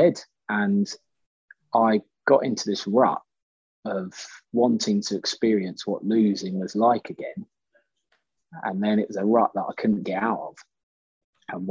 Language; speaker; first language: English; native; English